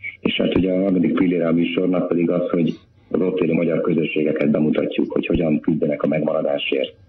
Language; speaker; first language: Hungarian; native; Hungarian